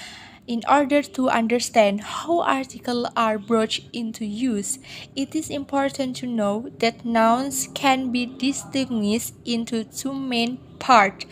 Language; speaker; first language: English; non-native, learner; Indonesian